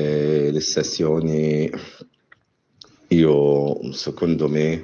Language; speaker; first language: Italian; non-native, learner; Arabic